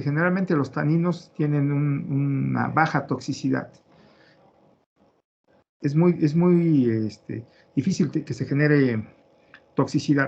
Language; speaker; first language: Spanish; native; Spanish